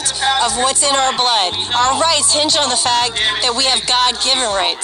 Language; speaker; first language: English; native; English